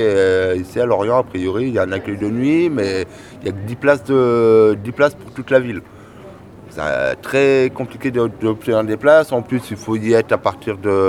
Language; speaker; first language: French; native; French